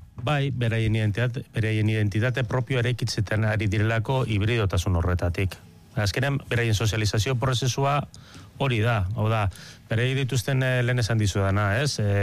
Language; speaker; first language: Basque; native; Basque